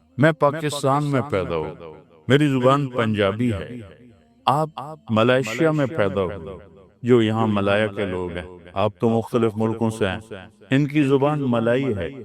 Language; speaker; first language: Urdu; non-native, local second language; Punjabi